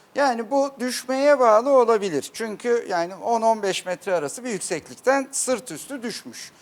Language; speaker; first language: Turkish; native; Turkish